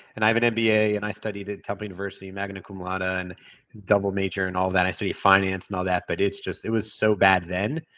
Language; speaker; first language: English; native; English